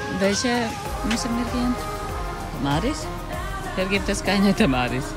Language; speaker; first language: German; non-native, learner; Hungarian